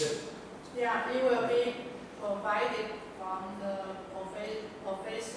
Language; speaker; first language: English; non-native, learner; Chinese